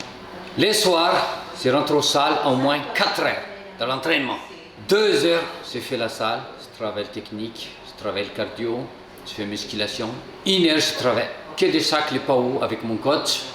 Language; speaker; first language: French; non-native, local second language; Malagasy